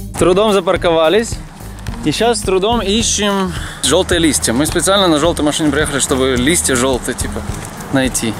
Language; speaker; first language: Russian; native; Russian